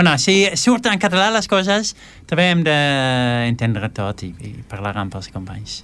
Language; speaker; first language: Catalan; non-native, fluent; Dutch